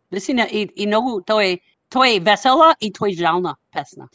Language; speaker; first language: Macedonian; non-native, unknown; English